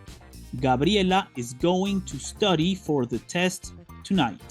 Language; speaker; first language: English; non-native, fluent; Spanish